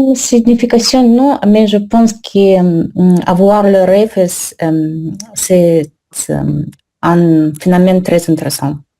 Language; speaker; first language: French; non-native, learner; Russian